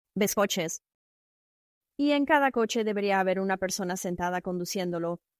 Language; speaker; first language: Spanish; non-native, fluent; Chinese